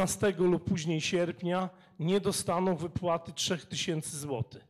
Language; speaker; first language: Polish; native; Polish